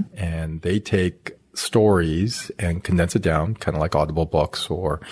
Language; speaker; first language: English; native; English